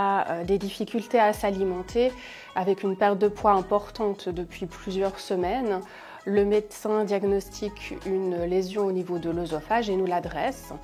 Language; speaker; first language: French; native; French